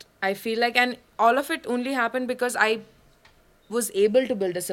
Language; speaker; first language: English; non-native, local second language; Malayalam